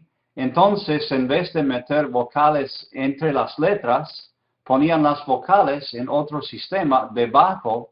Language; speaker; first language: Spanish; non-native, fluent; English